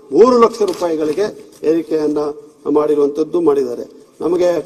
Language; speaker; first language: Kannada; non-native, local second language; Kodava